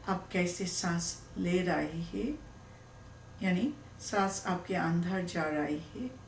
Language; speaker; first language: Hindi; non-native, learner; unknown